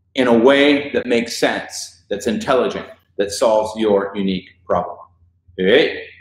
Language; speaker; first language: English; native; English